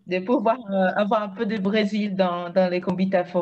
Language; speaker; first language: French; non-native, fluent; Portuguese